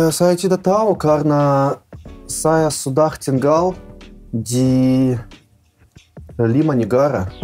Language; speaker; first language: Indonesian; non-native, learner; Russian